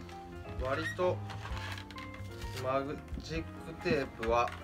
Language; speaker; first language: Japanese; native; Japanese